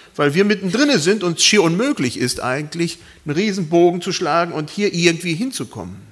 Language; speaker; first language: German; early bilingual, other home language; Spanish